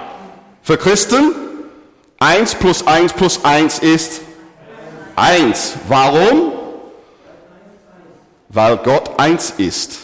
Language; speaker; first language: German; non-native, fluent; English